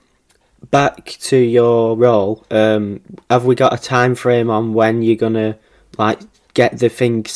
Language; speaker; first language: English; native; English